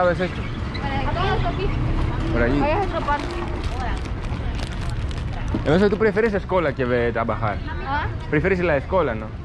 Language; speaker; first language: Spanish; non-native, learner; Greek